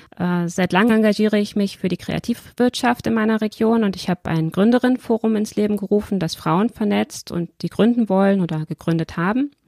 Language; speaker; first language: German; native; German